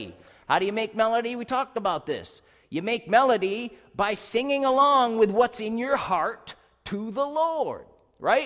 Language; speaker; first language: English; native; English